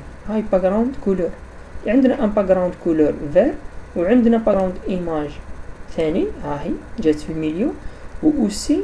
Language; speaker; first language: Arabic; native; Arabic